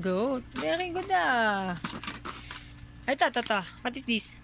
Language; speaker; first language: English; non-native, learner; Filipino